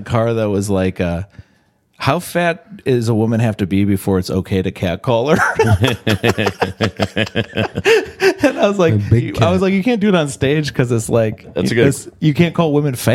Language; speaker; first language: English; native; English